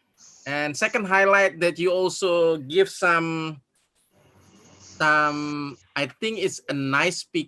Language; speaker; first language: English; non-native, fluent; Indonesian